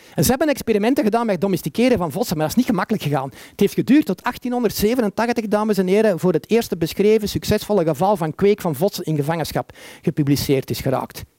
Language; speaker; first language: Dutch; native; Dutch